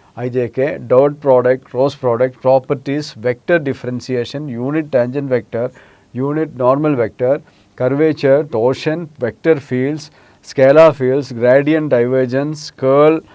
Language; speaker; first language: English; non-native, local second language; Malayalam